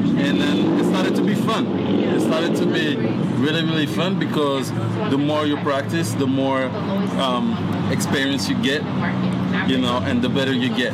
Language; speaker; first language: English; non-native, fluent; French